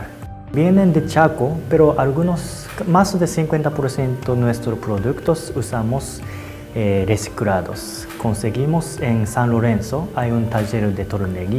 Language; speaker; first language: Spanish; non-native, learner; Japanese